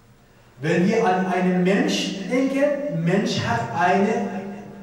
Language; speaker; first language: German; non-native, fluent; Persian